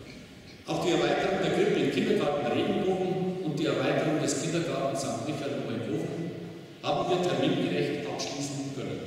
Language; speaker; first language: German; native; German